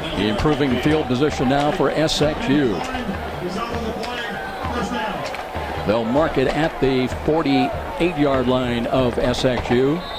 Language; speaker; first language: English; native; English